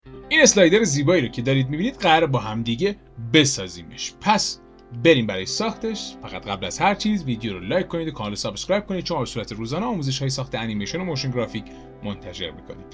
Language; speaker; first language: Persian; native; Persian